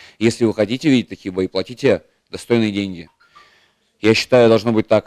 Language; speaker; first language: Russian; native; Russian